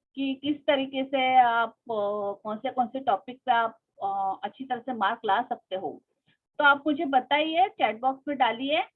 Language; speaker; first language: Hindi; non-native, local second language; Marathi